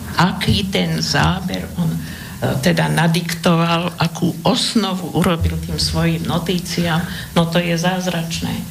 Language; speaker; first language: Slovak; native; Slovak